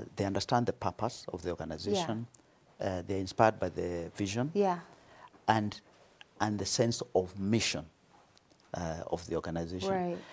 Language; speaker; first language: English; non-native, local second language; Kikuyu